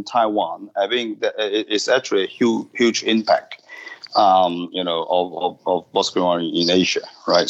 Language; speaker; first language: English; non-native, local second language; Cantonese